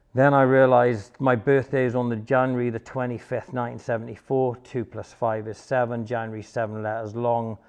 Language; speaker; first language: English; native; English